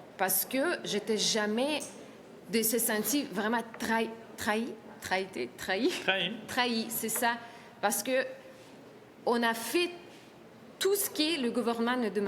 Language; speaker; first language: French; non-native, learner; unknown